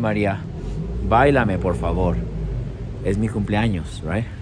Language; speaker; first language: Spanish; early bilingual, heritage; Spanish